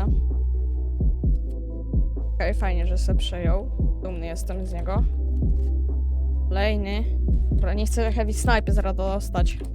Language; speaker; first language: Polish; native; Polish